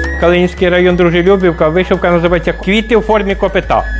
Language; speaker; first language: Ukrainian; native; Ukrainian